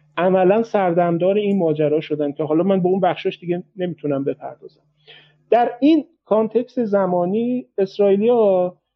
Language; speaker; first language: Persian; native; Persian